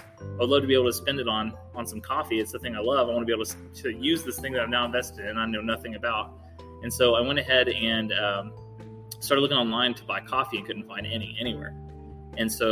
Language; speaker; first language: English; native; English